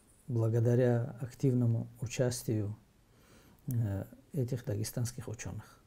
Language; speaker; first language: Russian; native; Russian